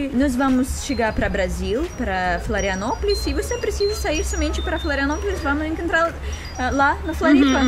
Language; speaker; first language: Portuguese; non-native, learner; Russian